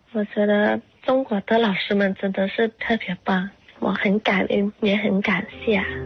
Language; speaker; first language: Chinese; non-native, fluent; Thai